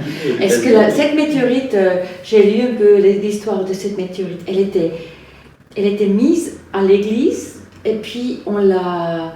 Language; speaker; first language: French; non-native, fluent; German